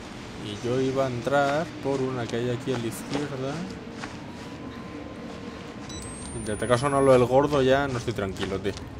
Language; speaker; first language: Spanish; native; Spanish